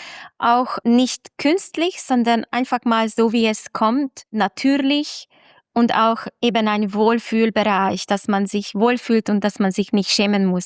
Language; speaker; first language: German; non-native, fluent; Hungarian